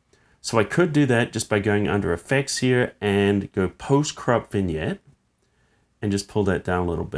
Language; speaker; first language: English; native; English